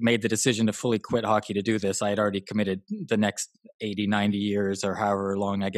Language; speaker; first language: English; native; English